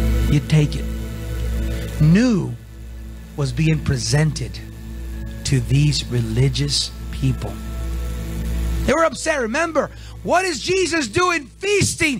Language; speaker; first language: English; native; English